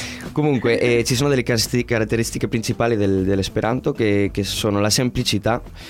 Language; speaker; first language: Italian; non-native, fluent; Spanish